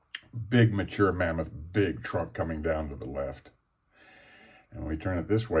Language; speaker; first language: English; native; English